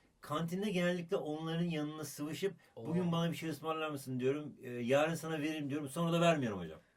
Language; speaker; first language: Turkish; native; Turkish